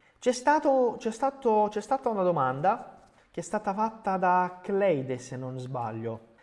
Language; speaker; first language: Italian; non-native, fluent; Portuguese